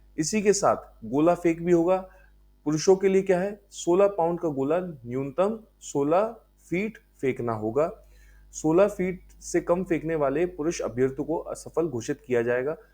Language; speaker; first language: Hindi; native; Hindi